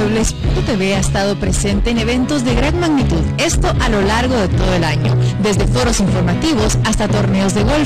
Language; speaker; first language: Spanish; native; Spanish